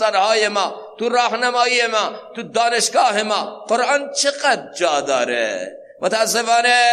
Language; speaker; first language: Persian; non-native, local second language; Central Kurdish